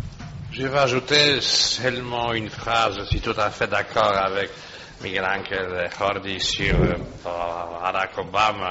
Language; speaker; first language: French; non-native, fluent; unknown